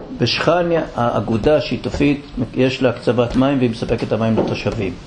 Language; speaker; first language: Hebrew; native; Hebrew